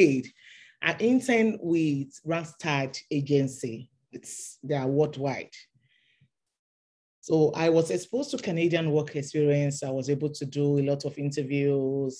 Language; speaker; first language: English; non-native, local second language; Yoruba